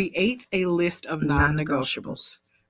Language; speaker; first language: English; native; English